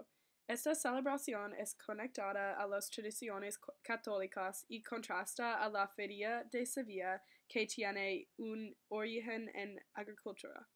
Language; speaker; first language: Spanish; non-native, learner; English